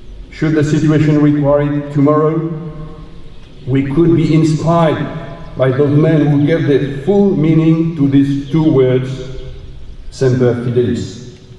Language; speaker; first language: English; non-native, fluent; French